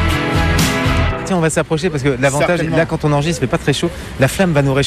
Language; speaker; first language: French; native; French